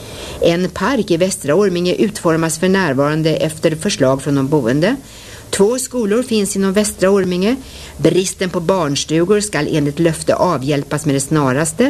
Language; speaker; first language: Swedish; native; Swedish